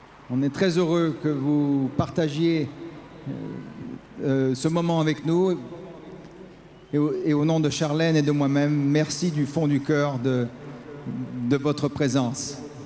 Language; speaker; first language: French; native; French